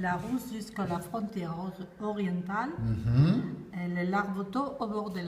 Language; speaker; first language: French; non-native, learner; Spanish